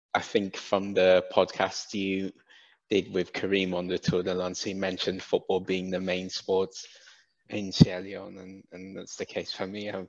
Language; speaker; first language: English; native; English